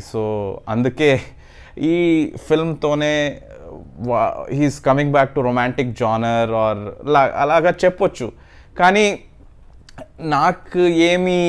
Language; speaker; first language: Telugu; non-native, learner; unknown